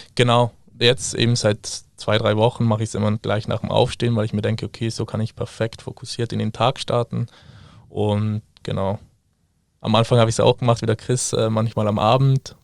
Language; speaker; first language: German; native; German